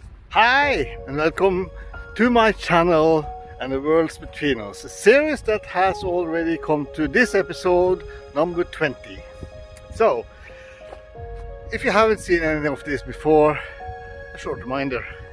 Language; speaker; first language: English; non-native, fluent; Norwegian